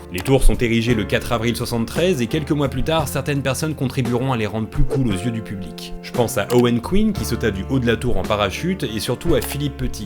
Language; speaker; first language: French; native; French